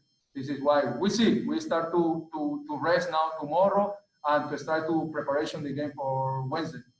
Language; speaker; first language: English; non-native, learner; Spanish